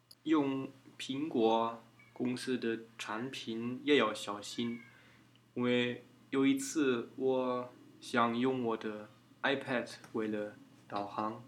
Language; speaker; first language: Chinese; non-native, fluent; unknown